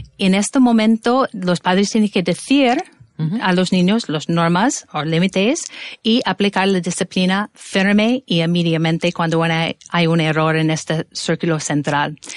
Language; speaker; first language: Spanish; non-native, fluent; English